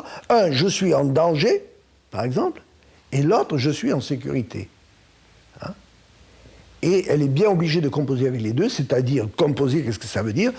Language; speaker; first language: French; native; French